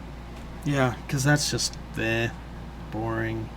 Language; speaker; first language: English; native; English